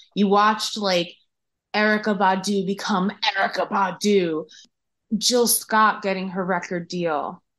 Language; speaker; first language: English; native; English